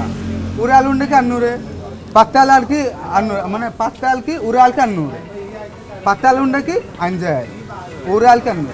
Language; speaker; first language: Malayalam; non-native, learner; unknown